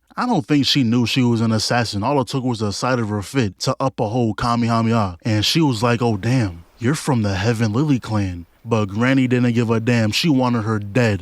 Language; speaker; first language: English; native; English